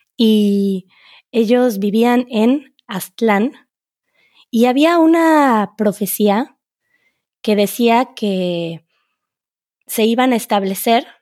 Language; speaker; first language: Spanish; native; Spanish